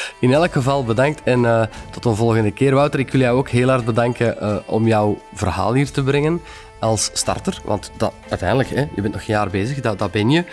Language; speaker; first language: Dutch; native; Dutch